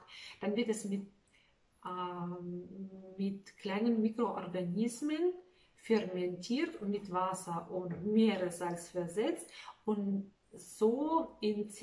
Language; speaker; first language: German; non-native, fluent; Russian